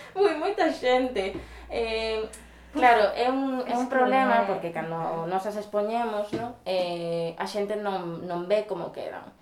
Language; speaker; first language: Spanish; native; Spanish